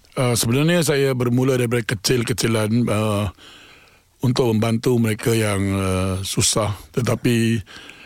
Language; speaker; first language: Malay; non-native, local second language; Tamil